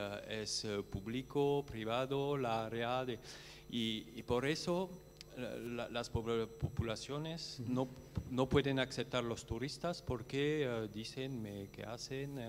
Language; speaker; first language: Spanish; non-native, learner; French